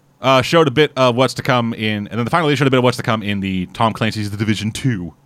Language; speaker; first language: English; native; English